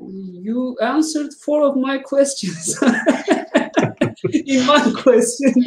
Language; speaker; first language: English; non-native, learner; Turkish